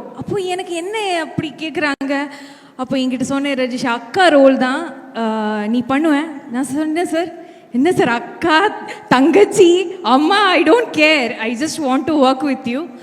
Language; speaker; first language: Tamil; non-native, learner; Malayalam